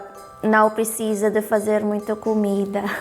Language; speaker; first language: Portuguese; non-native, fluent; Cebuano